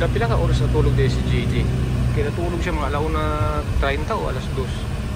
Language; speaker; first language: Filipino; non-native, local second language; Cebuano